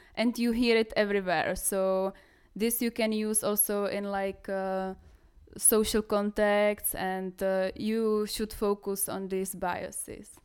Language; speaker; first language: English; non-native, fluent; Czech